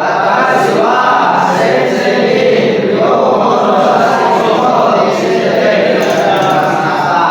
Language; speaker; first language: Japanese; non-native, learner; Indonesian